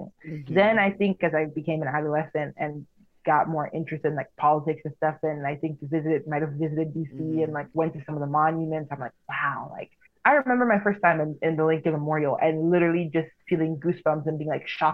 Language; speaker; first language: English; early bilingual, other home language; Igbo